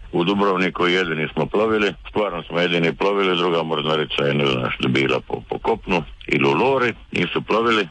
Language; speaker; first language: Croatian; native; Croatian